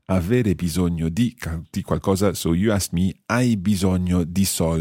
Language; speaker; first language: Italian; non-native, fluent; English